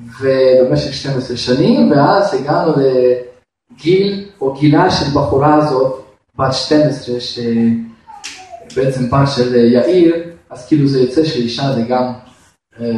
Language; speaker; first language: Hebrew; non-native, fluent; Russian